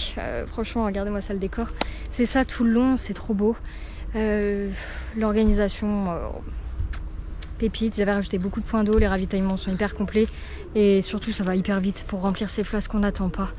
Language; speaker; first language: French; native; French